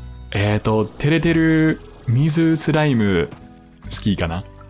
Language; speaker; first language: Japanese; non-native, fluent; English